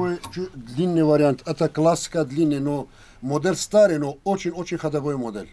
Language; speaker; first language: Russian; non-native, learner; Turkish